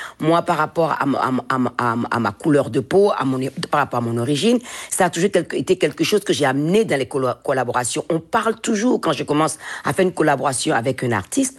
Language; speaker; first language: French; non-native, local second language; Fon